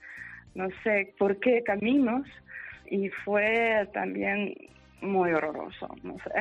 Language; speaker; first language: Spanish; non-native, fluent; Ukrainian